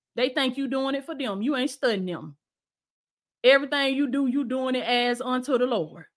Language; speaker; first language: English; native; English